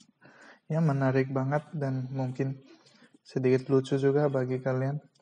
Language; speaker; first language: Indonesian; non-native, fluent; Bangla